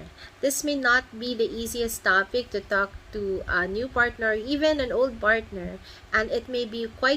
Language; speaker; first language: English; non-native, local second language; Filipino